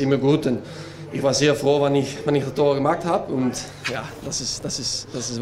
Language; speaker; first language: German; non-native, learner; Dutch